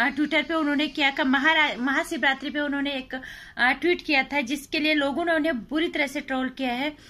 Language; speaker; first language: Hindi; native; Hindi